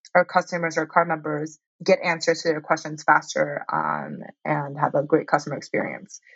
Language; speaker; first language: English; early bilingual, heritage; Chinese